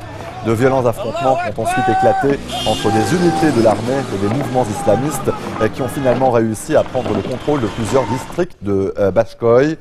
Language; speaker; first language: French; non-native, local second language; Arabic